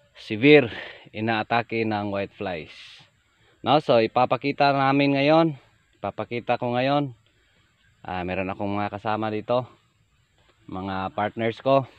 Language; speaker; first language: Filipino; non-native, local second language; Cebuano